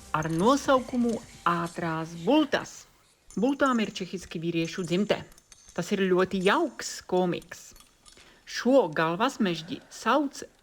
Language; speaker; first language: Latvian; non-native, fluent; Czech